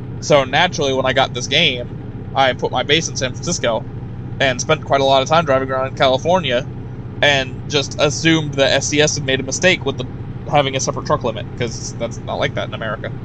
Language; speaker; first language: English; native; English